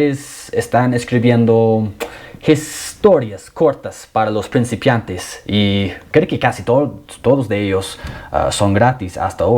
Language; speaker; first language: Spanish; non-native, fluent; English